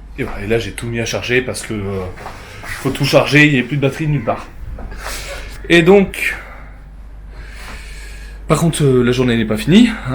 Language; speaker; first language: French; native; French